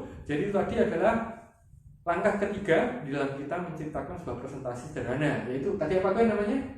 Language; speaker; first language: Indonesian; native; Indonesian